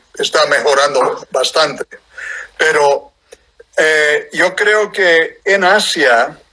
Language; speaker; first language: Spanish; non-native, fluent; English